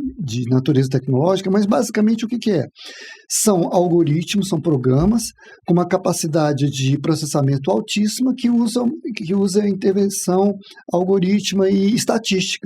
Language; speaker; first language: Portuguese; native; Portuguese